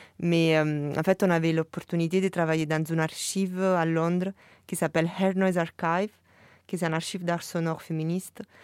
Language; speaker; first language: French; non-native, fluent; Italian